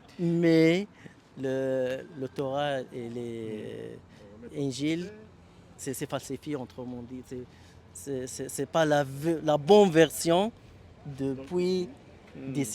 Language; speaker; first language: French; non-native, learner; Arabic